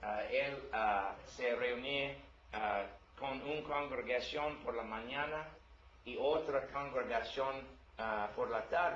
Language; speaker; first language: Spanish; non-native, learner; English